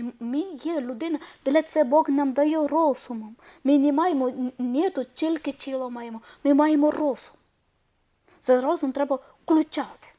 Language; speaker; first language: Ukrainian; non-native, learner; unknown